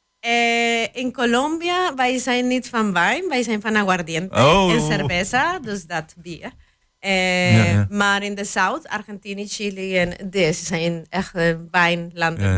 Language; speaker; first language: Dutch; non-native, fluent; Spanish